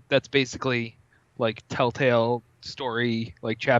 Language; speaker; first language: English; native; English